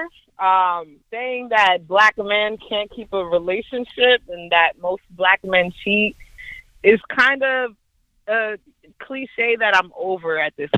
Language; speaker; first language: English; native; English